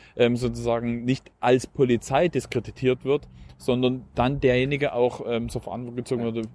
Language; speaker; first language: German; native; German